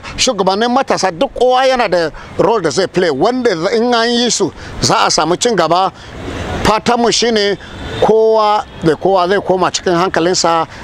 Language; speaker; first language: Hausa; non-native, local second language; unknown